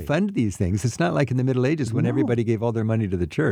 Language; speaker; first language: English; native; English